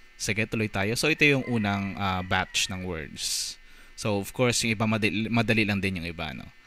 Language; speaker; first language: Filipino; native; Filipino